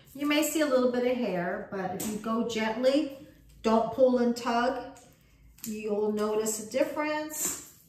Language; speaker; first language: English; native; English